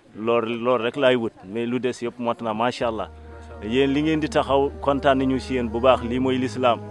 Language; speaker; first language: Wolof; non-native, local second language; Arabic